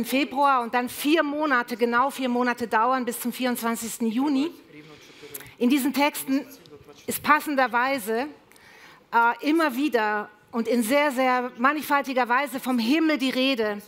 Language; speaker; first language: German; native; German